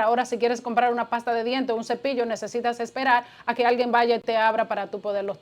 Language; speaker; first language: Spanish; native; Spanish